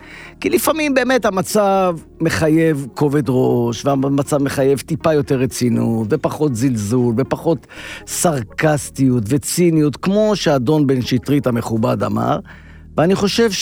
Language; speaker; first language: Hebrew; native; Hebrew